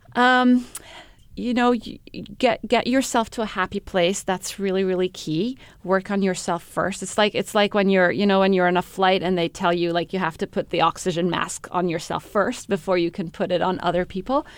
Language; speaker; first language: English; non-native, fluent; Arabic